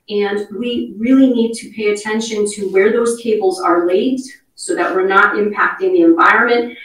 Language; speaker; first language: English; native; English